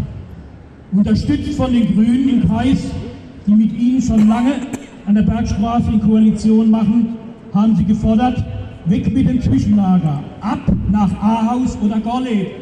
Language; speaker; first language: German; native; German